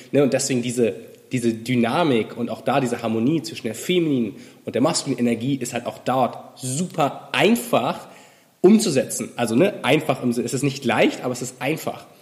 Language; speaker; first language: German; native; German